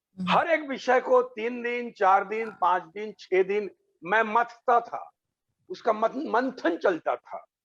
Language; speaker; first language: Hindi; non-native, local second language; Bhojpuri